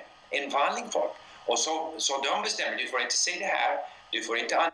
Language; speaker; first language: Swedish; non-native, fluent; English